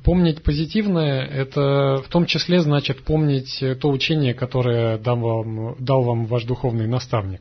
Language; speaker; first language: Russian; native; Russian